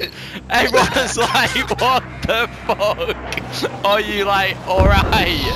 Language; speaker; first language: English; native; English